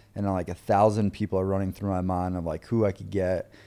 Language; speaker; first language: English; native; English